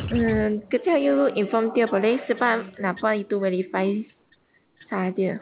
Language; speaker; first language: Malay; native; Malay